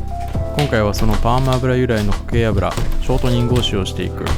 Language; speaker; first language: Japanese; native; Japanese